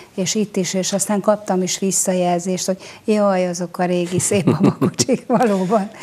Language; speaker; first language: Hungarian; native; Hungarian